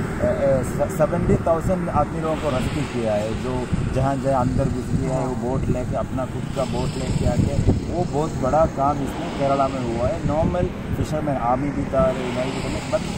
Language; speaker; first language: Hindi; non-native, local second language; Malayalam